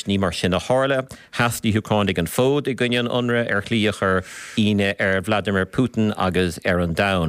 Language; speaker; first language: Irish; native; Irish